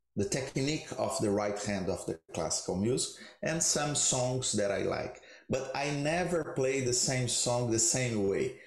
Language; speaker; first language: English; non-native, learner; Portuguese